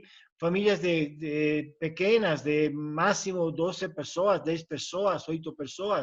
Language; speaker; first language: Portuguese; non-native, learner; Spanish